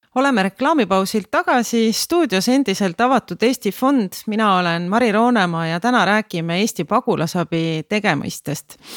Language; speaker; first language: Estonian; native; Estonian